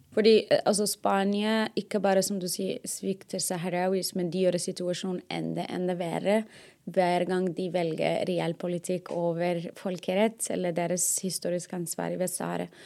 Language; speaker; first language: Norwegian; non-native, fluent; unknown